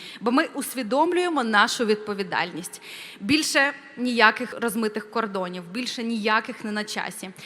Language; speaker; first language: Ukrainian; non-native, local second language; Russian